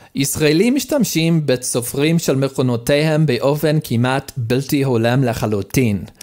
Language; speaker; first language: Hebrew; non-native, learner; English